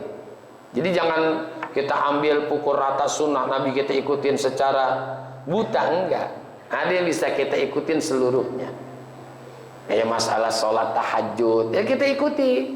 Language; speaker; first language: Indonesian; native; Indonesian